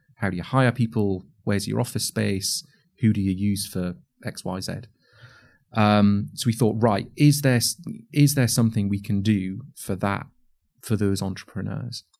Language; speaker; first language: English; native; English